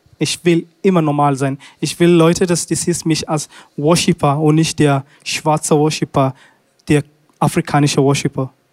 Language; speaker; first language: German; non-native, learner; Swahili